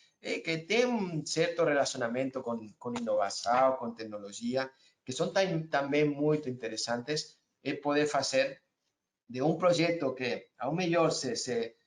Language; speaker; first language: Portuguese; non-native, learner; Spanish